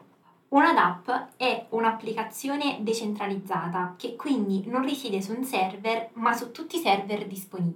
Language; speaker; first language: Italian; native; Italian